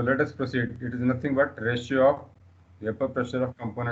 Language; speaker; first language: English; non-native, local second language; Hindi